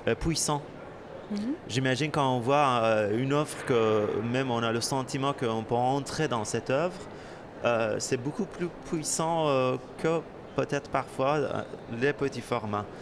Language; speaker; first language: French; non-native, fluent; Persian